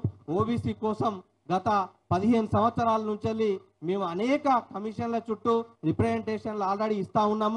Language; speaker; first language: Telugu; native; Telugu